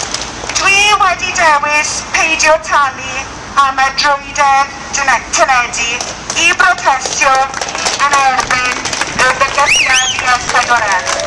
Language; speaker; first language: Welsh; non-native, local second language; English